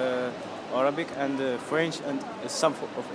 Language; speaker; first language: English; non-native, learner; Khmer